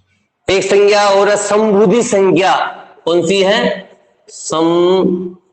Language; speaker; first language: Hindi; native; Hindi